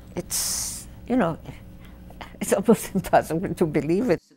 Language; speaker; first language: English; non-native, fluent; Polish